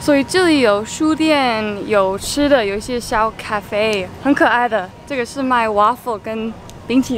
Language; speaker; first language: Chinese; non-native, fluent; English